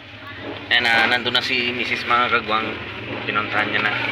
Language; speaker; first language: Filipino; native; Filipino